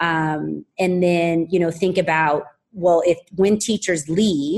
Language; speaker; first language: English; native; English